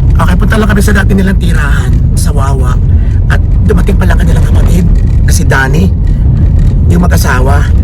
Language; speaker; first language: Filipino; native; Filipino